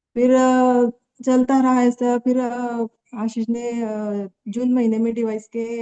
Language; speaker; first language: Hindi; non-native, local second language; Marathi